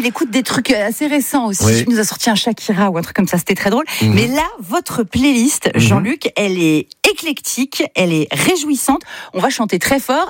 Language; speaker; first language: French; native; French